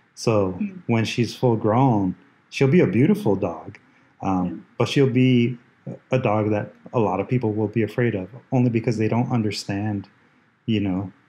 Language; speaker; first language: English; early bilingual, other home language; Spanish